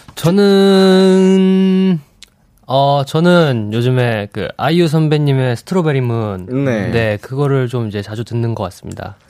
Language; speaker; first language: Korean; native; Korean